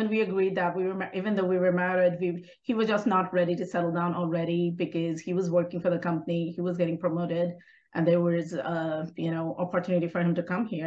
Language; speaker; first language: English; non-native, local second language; Hindi